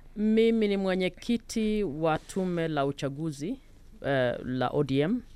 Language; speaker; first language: Swahili; non-native, local second language; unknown